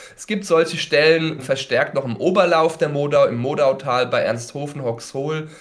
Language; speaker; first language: German; native; German